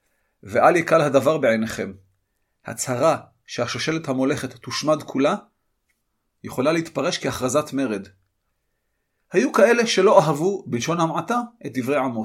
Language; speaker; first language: Hebrew; native; Hebrew